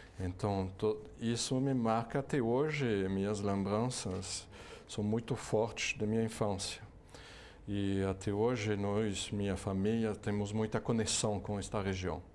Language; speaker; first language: Portuguese; non-native, fluent; French